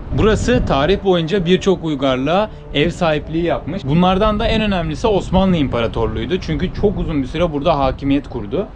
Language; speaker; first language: Turkish; native; Turkish